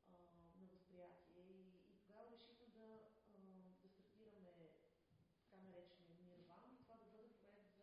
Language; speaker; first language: Bulgarian; native; Bulgarian